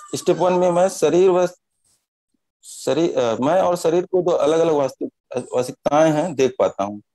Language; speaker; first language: Hindi; native; Hindi